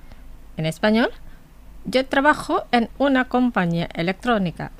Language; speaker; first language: Spanish; non-native, fluent; Indonesian